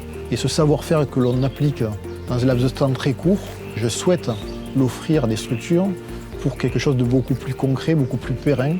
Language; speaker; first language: French; native; French